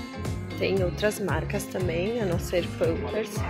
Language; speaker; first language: Portuguese; native; Portuguese